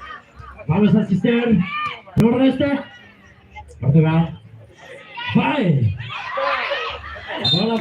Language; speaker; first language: Portuguese; non-native, local second language; Tetum